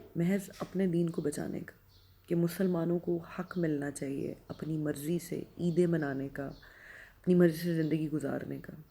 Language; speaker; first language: Urdu; native; Urdu